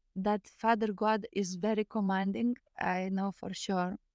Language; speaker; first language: English; non-native, fluent; Lithuanian